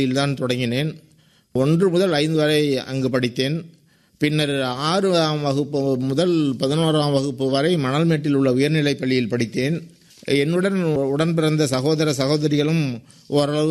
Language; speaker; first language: Tamil; native; Tamil